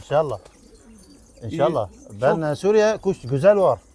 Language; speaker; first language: Turkish; non-native, learner; Arabic